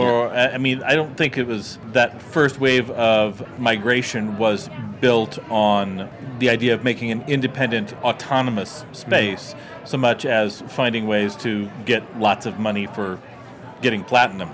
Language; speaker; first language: English; native; English